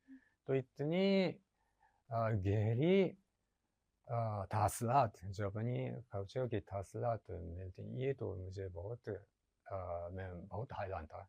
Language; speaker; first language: Hindi; non-native, learner; Japanese